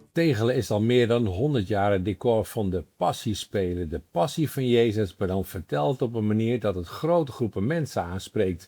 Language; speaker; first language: Dutch; native; Dutch